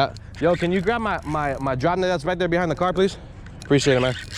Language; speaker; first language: English; native; English